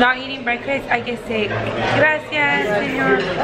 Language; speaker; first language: English; early bilingual, other home language; Spanish